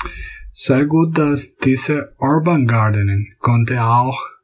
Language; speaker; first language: German; non-native, fluent; Spanish